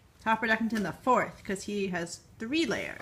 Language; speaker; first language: English; native; English